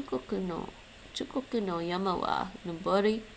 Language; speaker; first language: Japanese; non-native, learner; English